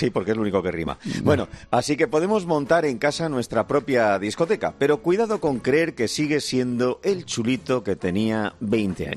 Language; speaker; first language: Spanish; native; Spanish